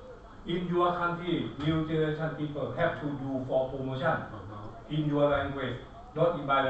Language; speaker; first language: English; non-native, learner; Thai